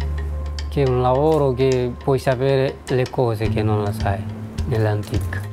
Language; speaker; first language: Italian; non-native, learner; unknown